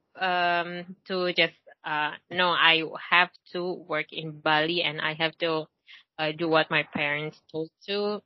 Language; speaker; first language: English; non-native, learner; Indonesian